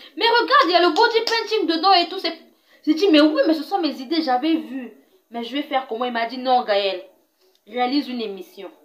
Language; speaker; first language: French; non-native, local second language; Lingala